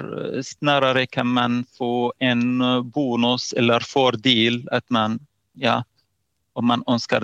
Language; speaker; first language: Swedish; non-native, fluent; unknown